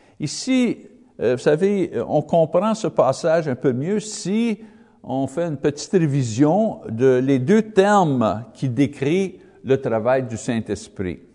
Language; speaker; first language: French; non-native, learner; English